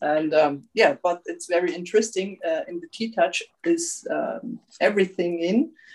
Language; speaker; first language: English; non-native, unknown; German